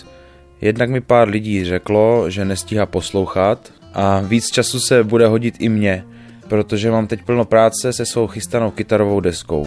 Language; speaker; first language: Czech; native; Czech